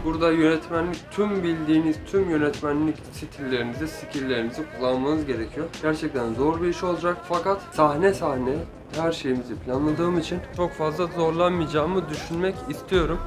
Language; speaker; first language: Turkish; native; Turkish